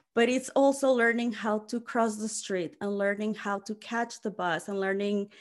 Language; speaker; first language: English; non-native, fluent; Spanish